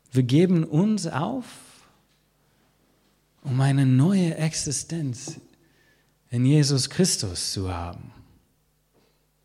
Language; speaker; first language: German; non-native, fluent; English